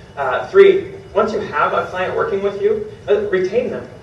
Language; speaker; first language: English; native; English